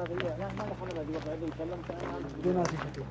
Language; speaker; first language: Arabic; native; Arabic